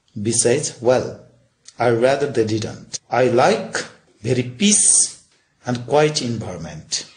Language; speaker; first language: English; non-native, local second language; Nepali